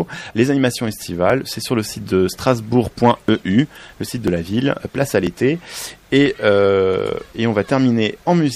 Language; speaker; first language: French; native; French